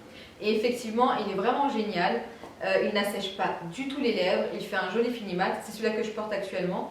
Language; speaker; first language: French; native; French